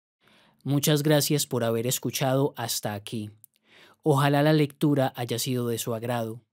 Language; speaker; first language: Spanish; native; Spanish